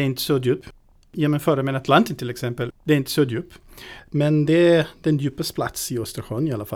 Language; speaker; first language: Swedish; non-native, fluent; Portuguese